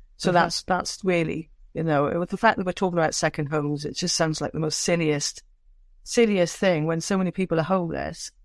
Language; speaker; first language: English; native; English